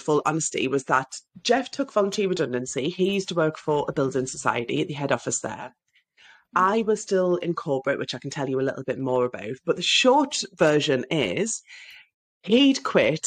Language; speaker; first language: English; native; English